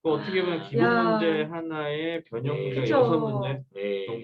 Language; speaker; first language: Korean; native; Korean